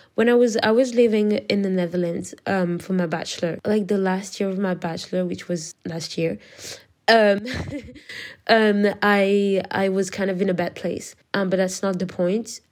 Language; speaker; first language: English; non-native, fluent; French